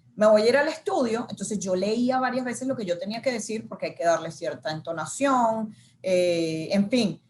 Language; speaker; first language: Spanish; native; Spanish